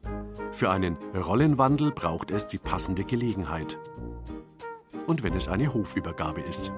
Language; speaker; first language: German; native; German